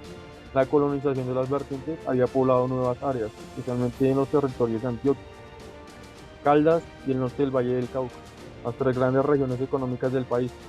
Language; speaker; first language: Spanish; native; Spanish